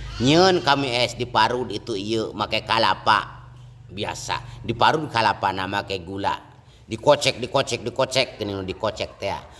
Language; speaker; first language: Sundanese; non-native, fluent; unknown